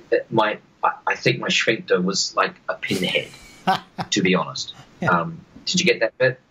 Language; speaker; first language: English; native; English